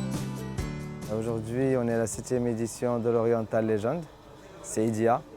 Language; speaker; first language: French; non-native, local second language; Arabic